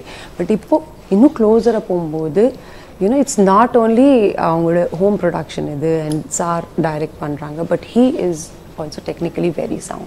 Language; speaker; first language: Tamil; non-native, fluent; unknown